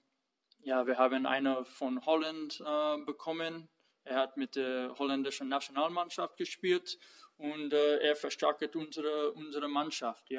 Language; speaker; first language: German; non-native, fluent; English